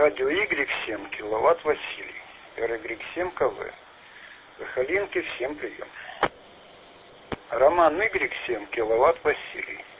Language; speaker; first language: Russian; native; Russian